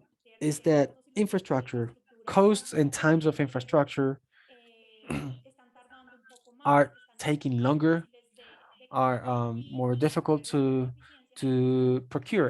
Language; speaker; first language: English; non-native, fluent; Spanish